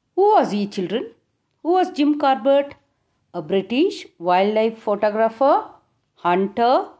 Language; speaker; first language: English; non-native, local second language; Tamil